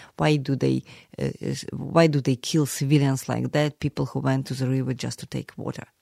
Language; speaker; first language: English; non-native, fluent; Ukrainian